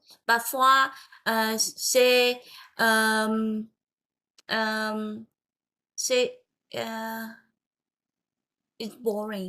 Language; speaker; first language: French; non-native, learner; Vietnamese